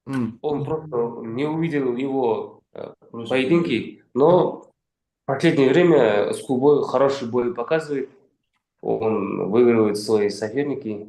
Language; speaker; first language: Russian; non-native, local second language; Kazakh